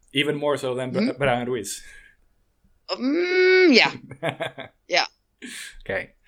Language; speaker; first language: English; non-native, fluent; Dutch